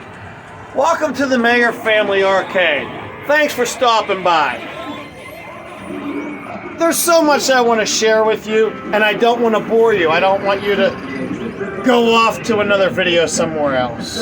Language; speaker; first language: English; native; English